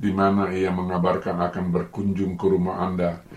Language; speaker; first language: Indonesian; native; Indonesian